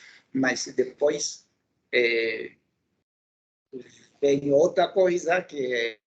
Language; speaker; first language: Portuguese; non-native, local second language; Haitian Creole